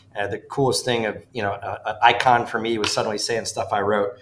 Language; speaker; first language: English; native; English